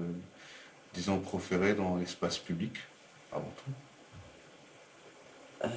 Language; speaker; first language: French; native; French